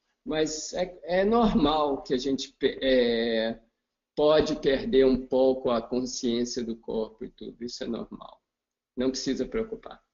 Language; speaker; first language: Portuguese; non-native, fluent; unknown